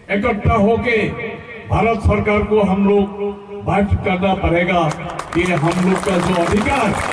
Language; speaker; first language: Hindi; non-native, local second language; Assamese